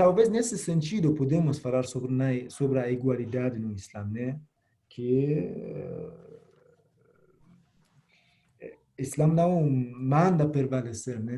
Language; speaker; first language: Portuguese; non-native, fluent; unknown